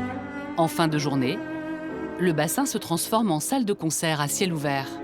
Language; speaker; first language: French; native; French